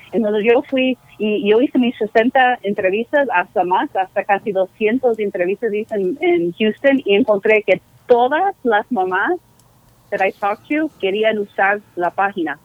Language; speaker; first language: Spanish; non-native, fluent; English